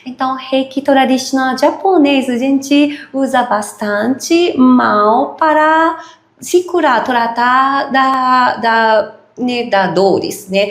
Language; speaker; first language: Portuguese; non-native, learner; Japanese